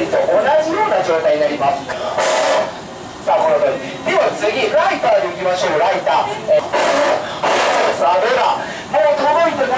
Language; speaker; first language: Japanese; native; Japanese